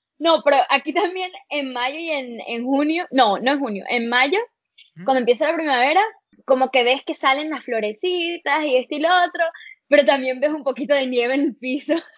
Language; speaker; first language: Spanish; early bilingual, heritage; Spanish